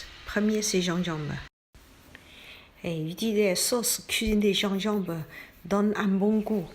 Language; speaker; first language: French; non-native, learner; Chinese